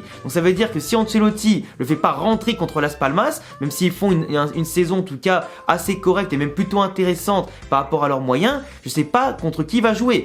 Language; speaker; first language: French; native; French